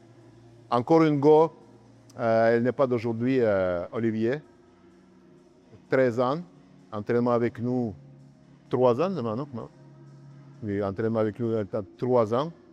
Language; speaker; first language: French; non-native, learner; Russian